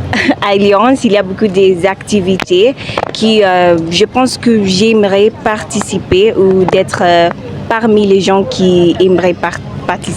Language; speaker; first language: French; non-native, learner; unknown